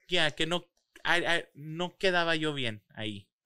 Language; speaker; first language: Spanish; early bilingual, heritage; Spanish